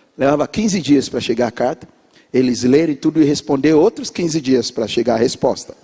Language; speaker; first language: Portuguese; non-native, fluent; English